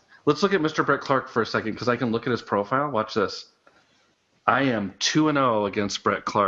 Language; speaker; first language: English; native; English